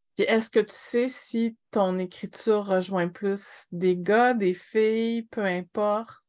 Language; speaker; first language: French; native; French